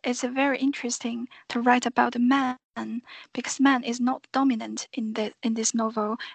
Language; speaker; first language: English; non-native, fluent; Chinese